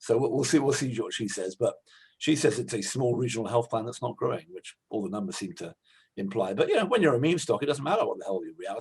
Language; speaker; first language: English; native; English